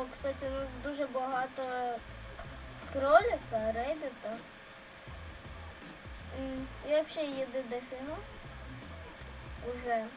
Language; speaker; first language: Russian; non-native, local second language; Ukrainian